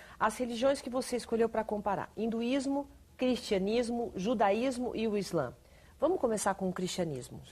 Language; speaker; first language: Portuguese; native; Portuguese